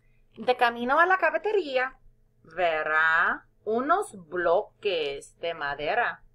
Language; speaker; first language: Spanish; non-native, fluent; English